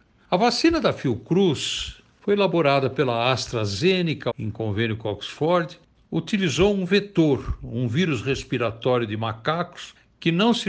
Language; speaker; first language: Portuguese; native; Portuguese